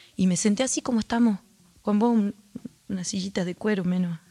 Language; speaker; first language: Spanish; native; Spanish